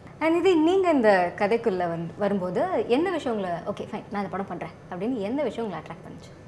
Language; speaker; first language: Tamil; native; Tamil